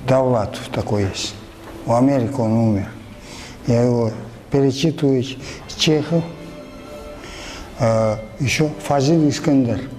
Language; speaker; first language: Russian; non-native, local second language; Kyrgyz